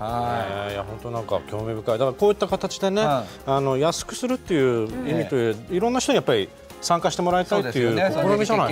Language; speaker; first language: Japanese; native; Japanese